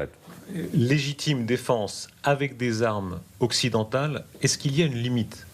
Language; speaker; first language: French; native; French